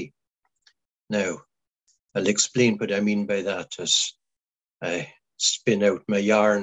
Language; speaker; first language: English; non-native, local second language; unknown